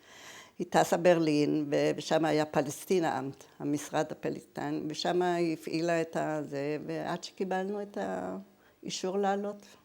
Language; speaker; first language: Hebrew; early bilingual, other home language; German